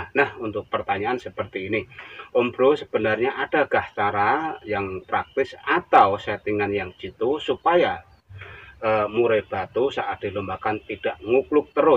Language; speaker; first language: Indonesian; native; Indonesian